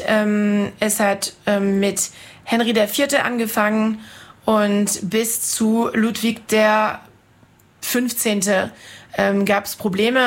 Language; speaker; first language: German; non-native, fluent; French